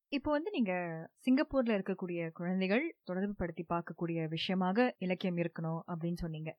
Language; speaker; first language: Tamil; native; Tamil